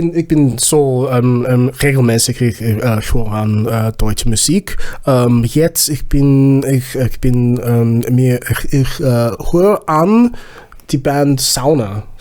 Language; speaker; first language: German; non-native, learner; Zulu